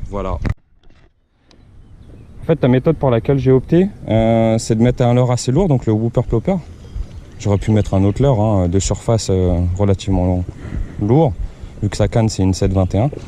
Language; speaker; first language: French; native; French